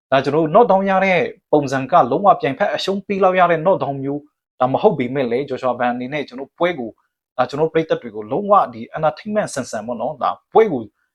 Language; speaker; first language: Burmese; native; Burmese